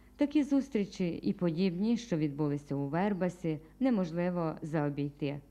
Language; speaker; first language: Ukrainian; early bilingual, heritage; Ukrainian